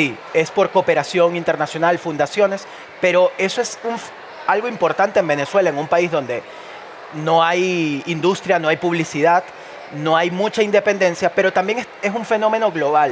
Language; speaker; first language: Spanish; native; Spanish